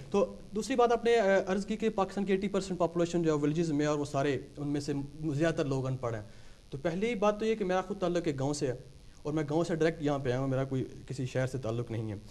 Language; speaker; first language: Urdu; non-native, local second language; Punjabi